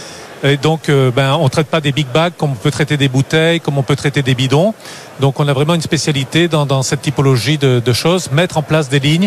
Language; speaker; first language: French; native; French